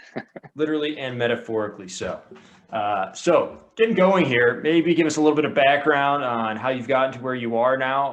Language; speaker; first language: English; native; English